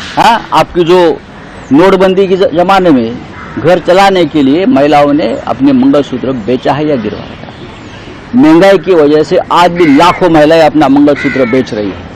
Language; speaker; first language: Hindi; non-native, local second language; Marathi